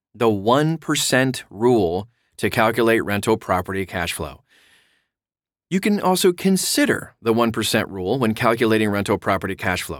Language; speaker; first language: English; native; English